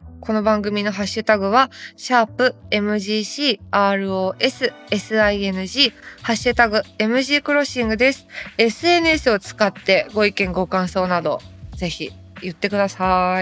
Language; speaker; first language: Japanese; native; Japanese